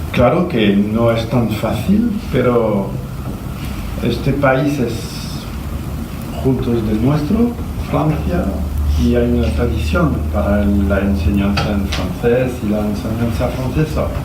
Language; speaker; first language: Spanish; non-native, fluent; French